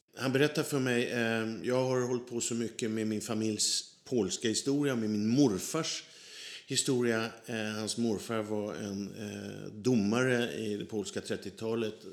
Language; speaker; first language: Swedish; native; Swedish